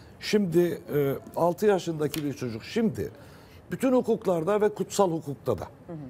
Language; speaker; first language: Turkish; native; Turkish